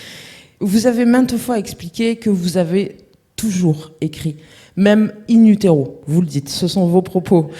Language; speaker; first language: French; native; French